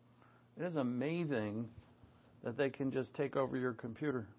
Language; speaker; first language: English; native; English